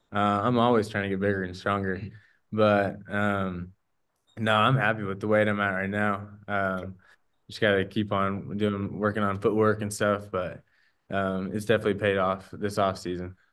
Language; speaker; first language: English; native; English